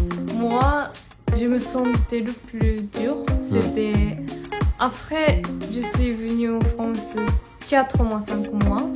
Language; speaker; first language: French; non-native, learner; Japanese